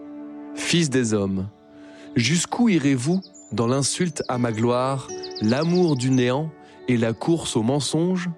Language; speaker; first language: French; native; French